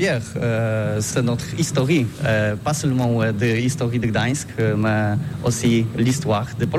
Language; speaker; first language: French; non-native, fluent; Polish